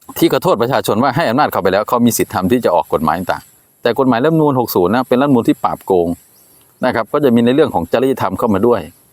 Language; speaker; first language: Thai; native; Thai